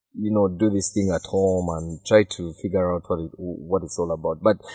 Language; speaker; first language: English; non-native, local second language; Ganda